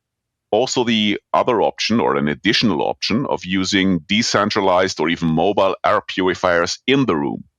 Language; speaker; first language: English; non-native, fluent; German